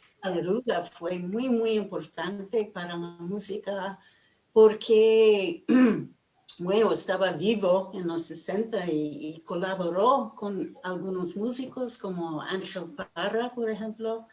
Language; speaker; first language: Spanish; non-native, fluent; English